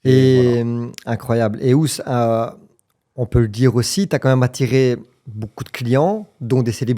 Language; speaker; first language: French; native; French